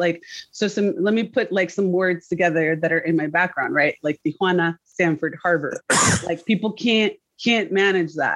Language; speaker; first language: English; early bilingual, other home language; Spanish